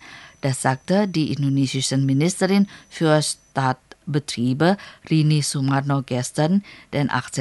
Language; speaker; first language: German; non-native, fluent; Indonesian